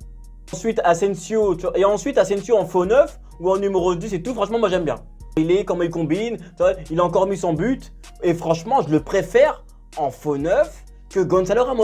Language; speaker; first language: French; native; French